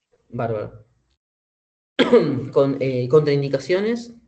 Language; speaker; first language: Spanish; native; Spanish